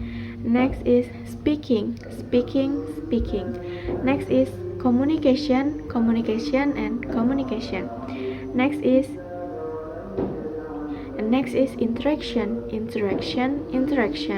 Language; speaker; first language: English; non-native, learner; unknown